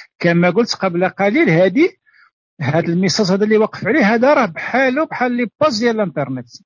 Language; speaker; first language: Arabic; native; Arabic